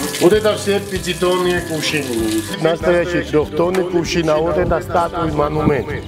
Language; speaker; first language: Russian; non-native, fluent; Georgian